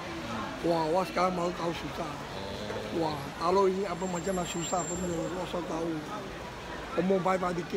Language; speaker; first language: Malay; non-native, local second language; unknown